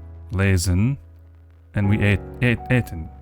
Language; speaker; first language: Dutch; non-native, learner; English